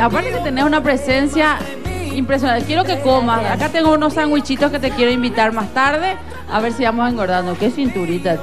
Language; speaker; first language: Spanish; native; Spanish